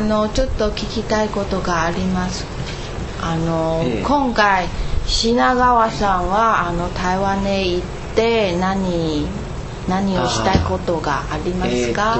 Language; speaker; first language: Japanese; non-native, learner; Chinese